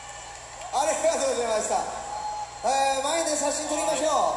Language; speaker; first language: Japanese; non-native, fluent; Korean